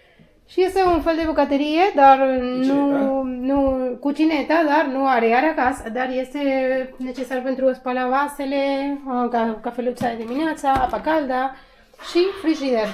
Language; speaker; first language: Romanian; non-native, learner; Spanish